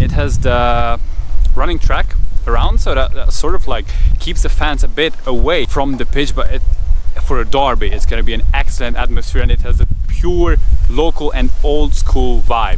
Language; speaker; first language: English; non-native, fluent; Hungarian